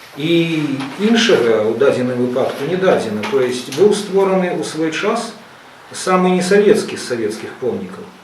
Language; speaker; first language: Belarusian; non-native, local second language; Russian